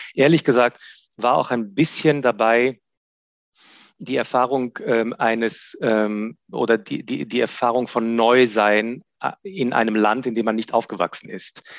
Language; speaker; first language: German; non-native, fluent; Hebrew